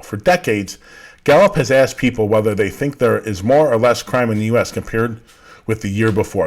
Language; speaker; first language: English; native; English